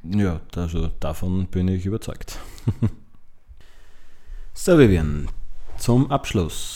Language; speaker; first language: German; native; German